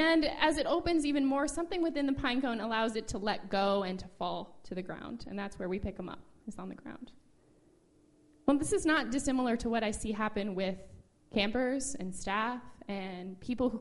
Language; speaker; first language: English; native; English